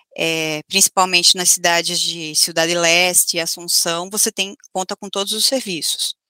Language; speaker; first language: Portuguese; native; Portuguese